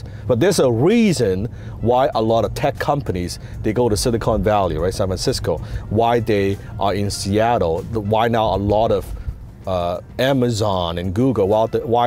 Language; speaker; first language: English; non-native, local second language; Cantonese